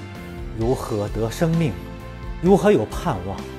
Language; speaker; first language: Chinese; native; Chinese